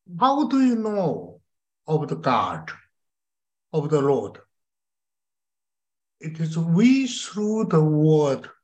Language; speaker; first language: English; non-native, learner; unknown